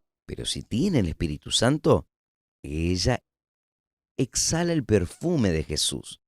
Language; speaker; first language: Spanish; non-native, fluent; Portuguese